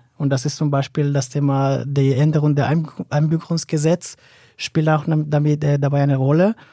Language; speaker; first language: German; non-native, fluent; Spanish